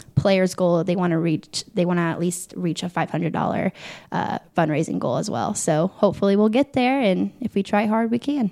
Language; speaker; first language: English; native; English